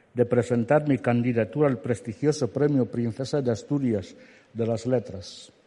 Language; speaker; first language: Spanish; non-native, local second language; Fang